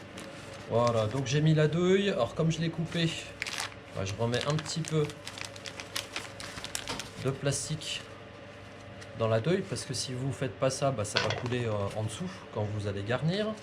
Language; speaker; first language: French; native; French